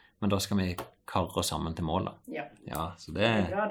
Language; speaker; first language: Norwegian; native; Norwegian